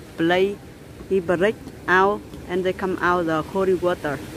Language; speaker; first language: English; non-native, learner; Vietnamese